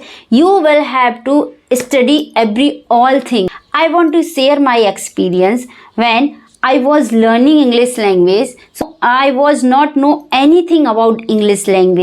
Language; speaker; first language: English; non-native, learner; Hindi